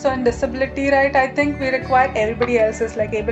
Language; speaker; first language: English; non-native, local second language; Gujarati